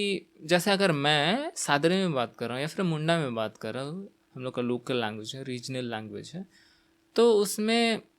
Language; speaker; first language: Hindi; non-native, local second language; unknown